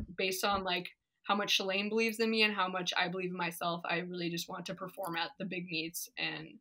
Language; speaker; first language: English; native; English